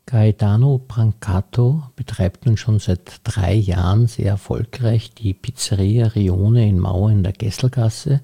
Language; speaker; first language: German; native; German